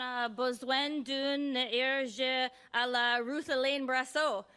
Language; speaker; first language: French; non-native, learner; English